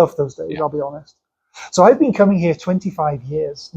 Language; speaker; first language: English; native; English